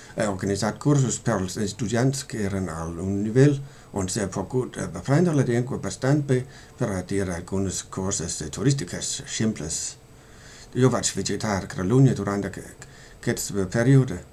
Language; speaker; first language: Catalan; non-native, learner; Danish